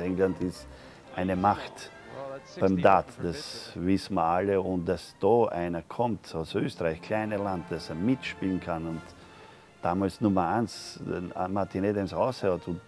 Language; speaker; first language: German; non-native, fluent; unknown